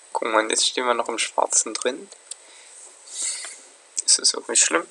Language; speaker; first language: German; native; German